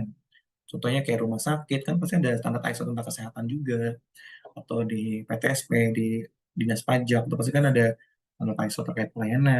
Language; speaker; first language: Indonesian; native; Indonesian